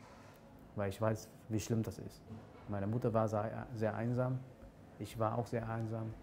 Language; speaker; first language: German; non-native, fluent; Vietnamese